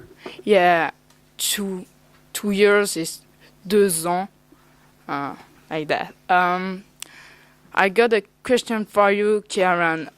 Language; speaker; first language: English; non-native, learner; French